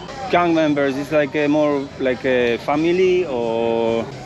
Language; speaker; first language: English; non-native, learner; Polish